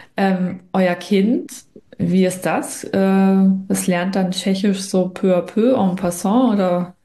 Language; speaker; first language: German; native; German